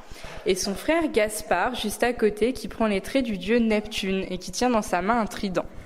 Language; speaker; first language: French; native; French